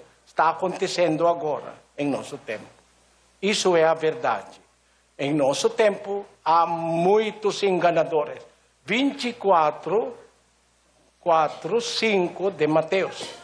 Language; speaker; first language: Portuguese; non-native, learner; Filipino